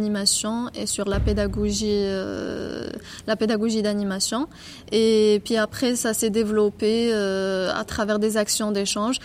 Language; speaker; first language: French; non-native, local second language; Arabic